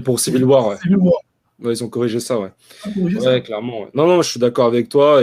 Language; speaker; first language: French; native; French